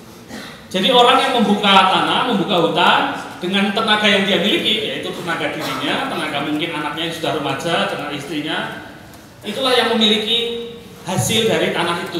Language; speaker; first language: Indonesian; native; Indonesian